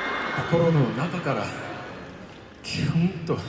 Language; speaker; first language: Japanese; non-native, fluent; Korean